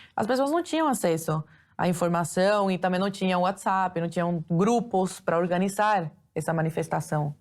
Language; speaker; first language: Portuguese; early bilingual, other home language; Spanish